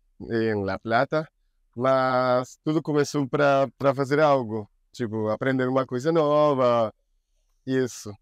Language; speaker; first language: Portuguese; non-native, learner; Spanish